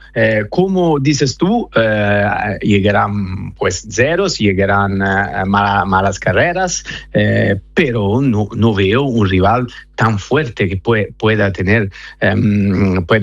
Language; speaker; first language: Spanish; non-native, fluent; Italian